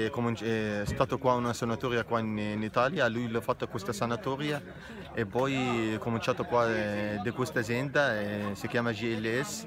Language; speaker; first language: Italian; non-native, learner; Arabic